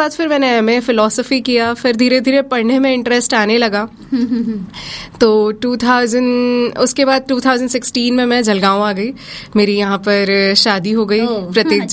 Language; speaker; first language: Hindi; native; Hindi